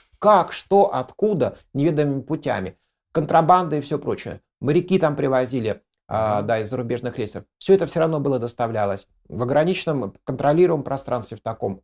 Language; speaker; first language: Russian; native; Russian